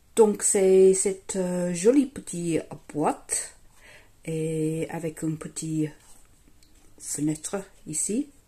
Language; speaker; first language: French; non-native, learner; English